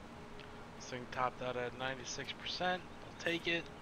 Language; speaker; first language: English; native; English